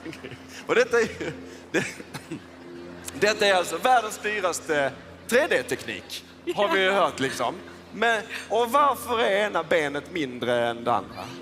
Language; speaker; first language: Swedish; native; Swedish